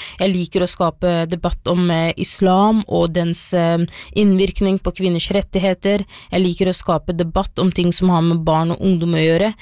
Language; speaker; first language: Norwegian; early bilingual, other home language; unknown